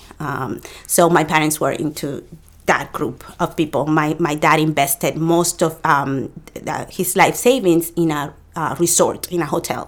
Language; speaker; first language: English; non-native, fluent; Spanish